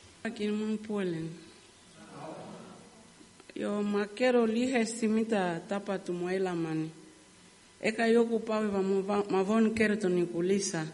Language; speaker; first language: Finnish; non-native, learner; Lingala